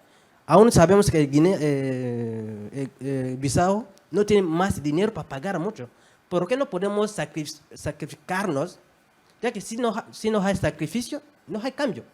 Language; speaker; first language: Spanish; non-native, fluent; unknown